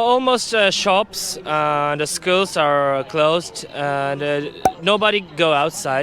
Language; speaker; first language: English; non-native, learner; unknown